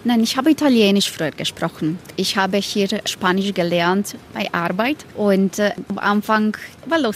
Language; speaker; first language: German; non-native, fluent; Croatian